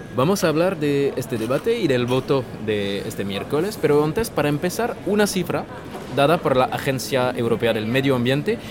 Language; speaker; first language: Spanish; non-native, fluent; French